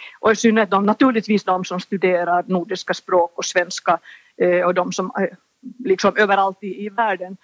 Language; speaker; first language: Swedish; native; Swedish